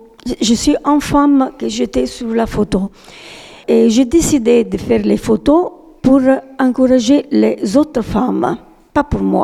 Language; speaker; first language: French; non-native, fluent; Italian